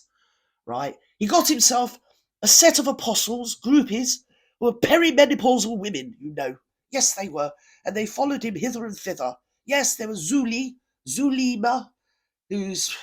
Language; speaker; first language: English; native; English